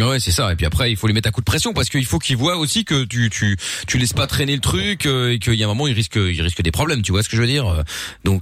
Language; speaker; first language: French; native; French